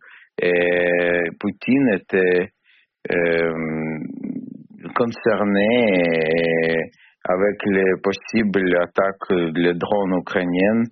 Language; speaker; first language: French; non-native, learner; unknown